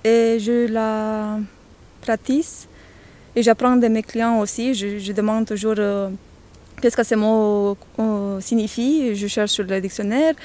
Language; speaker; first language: French; non-native, learner; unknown